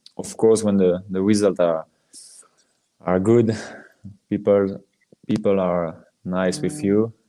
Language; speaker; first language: English; non-native, learner; French